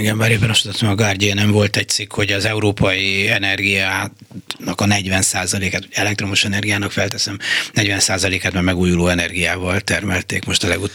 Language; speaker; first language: Hungarian; native; Hungarian